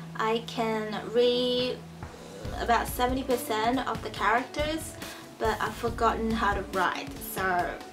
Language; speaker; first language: English; early bilingual, other home language; Chinese